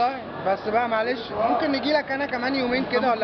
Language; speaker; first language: Arabic; native; Arabic